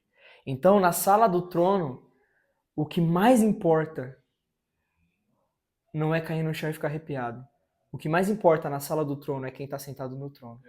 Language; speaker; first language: Portuguese; native; Portuguese